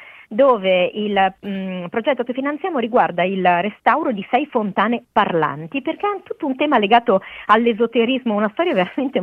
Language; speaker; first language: Italian; native; Italian